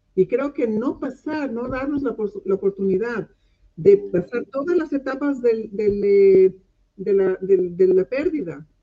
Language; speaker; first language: Spanish; non-native, local second language; English